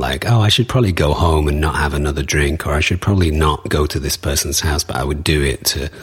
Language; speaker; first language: English; native; English